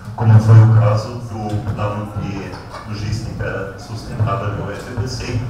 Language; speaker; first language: Portuguese; native; Portuguese